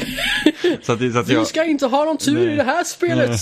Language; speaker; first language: Swedish; native; Swedish